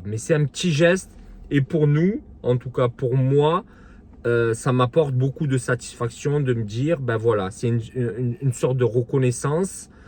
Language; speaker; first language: French; native; French